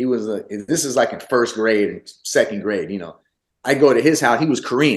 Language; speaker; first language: English; early bilingual, other home language; Arabic